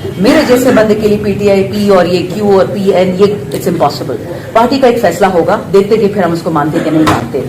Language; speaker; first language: Urdu; non-native, local second language; Pashto